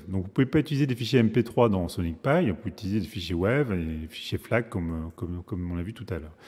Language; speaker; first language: French; native; French